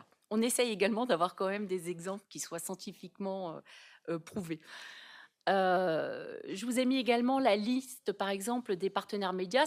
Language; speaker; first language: French; native; French